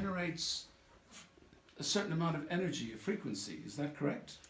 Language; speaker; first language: English; native; English